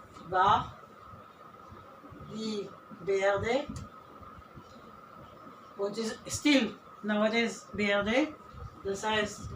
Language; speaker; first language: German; non-native, fluent; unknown